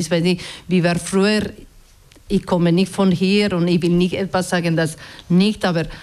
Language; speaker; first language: German; non-native, fluent; Basque